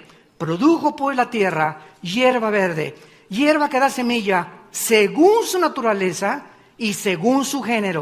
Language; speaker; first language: Spanish; native; Spanish